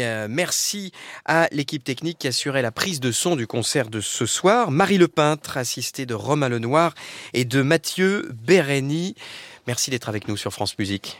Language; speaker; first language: French; native; French